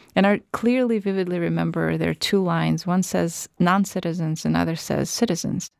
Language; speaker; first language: English; non-native, fluent; Russian